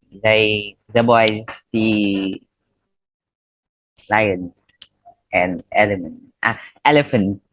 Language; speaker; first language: English; non-native, learner; Vietnamese